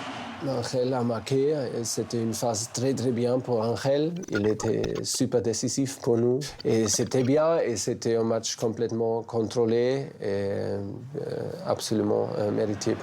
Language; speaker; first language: French; non-native, fluent; German